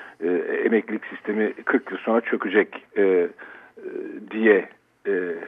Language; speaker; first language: Turkish; native; Turkish